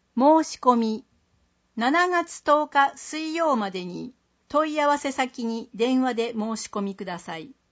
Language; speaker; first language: Japanese; native; Japanese